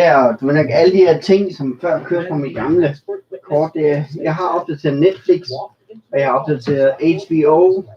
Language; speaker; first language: Danish; native; Danish